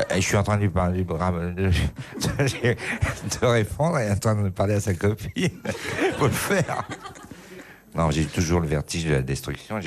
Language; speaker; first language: French; native; French